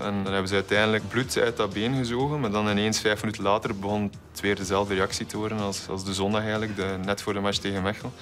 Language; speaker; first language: Dutch; native; Dutch